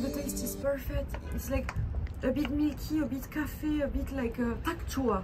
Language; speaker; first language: English; non-native, learner; French